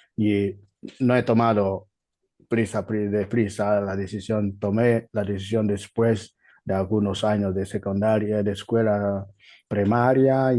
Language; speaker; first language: Spanish; non-native, learner; Igbo